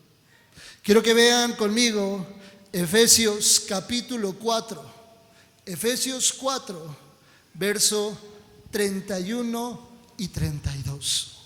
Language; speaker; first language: Spanish; native; Spanish